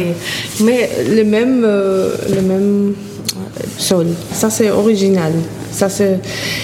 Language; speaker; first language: French; non-native, fluent; German